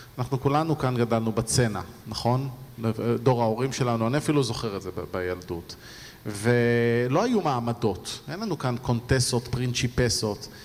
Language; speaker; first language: Hebrew; native; Hebrew